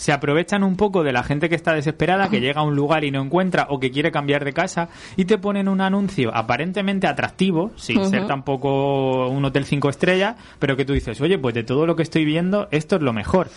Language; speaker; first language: Spanish; native; Spanish